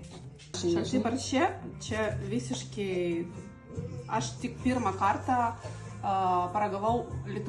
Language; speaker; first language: Lithuanian; non-native, learner; Russian